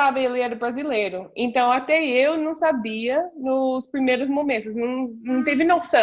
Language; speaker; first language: Portuguese; non-native, fluent; English